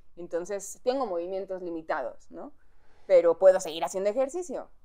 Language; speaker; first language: Spanish; native; Spanish